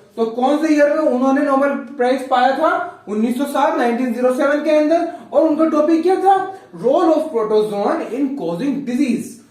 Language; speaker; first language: Hindi; native; Hindi